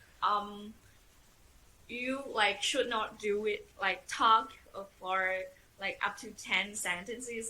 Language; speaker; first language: English; non-native, fluent; Vietnamese